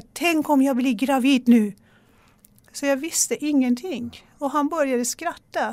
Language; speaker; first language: Swedish; non-native, fluent; Persian